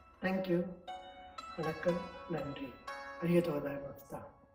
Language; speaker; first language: Japanese; non-native, learner; Tamil